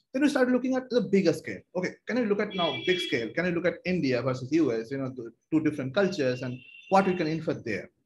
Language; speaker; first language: English; non-native, local second language; Bangla